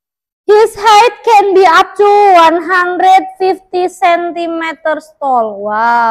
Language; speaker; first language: English; non-native, learner; Indonesian